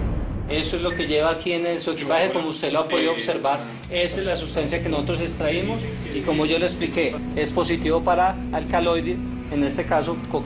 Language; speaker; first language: Spanish; native; Spanish